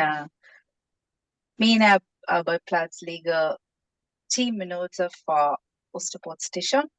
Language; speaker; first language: Danish; non-native, learner; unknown